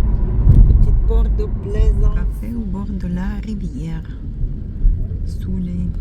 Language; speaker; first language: French; non-native, fluent; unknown